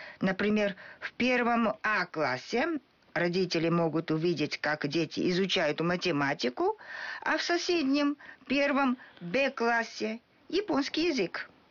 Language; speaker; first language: Russian; non-native, fluent; Japanese